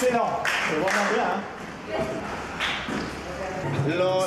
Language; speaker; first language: French; native; French